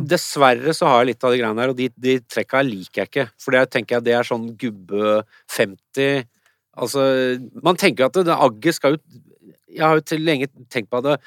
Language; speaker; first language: Norwegian; early bilingual, other home language; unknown